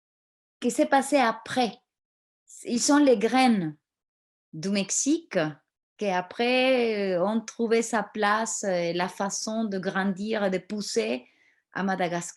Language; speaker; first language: French; non-native, fluent; Spanish